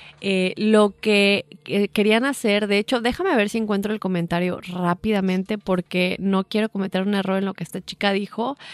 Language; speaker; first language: Spanish; native; Spanish